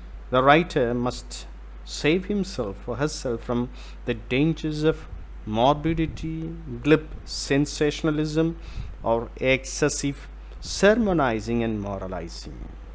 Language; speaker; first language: English; non-native, local second language; Malayalam